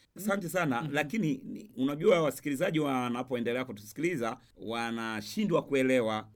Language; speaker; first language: Swahili; non-native, local second language; Rundi